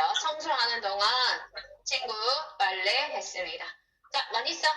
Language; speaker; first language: Korean; native; Korean